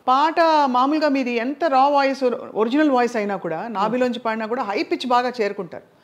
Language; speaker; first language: Telugu; native; Telugu